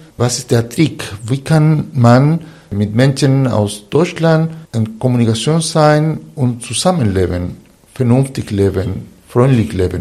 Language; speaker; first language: German; non-native, fluent; Spanish